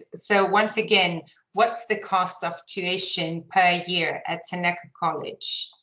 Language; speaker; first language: English; non-native, fluent; Lithuanian